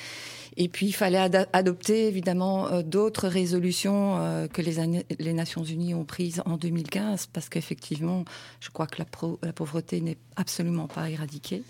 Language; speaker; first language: French; native; French